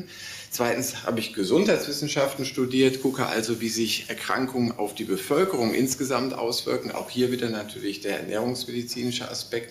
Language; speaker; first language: German; native; German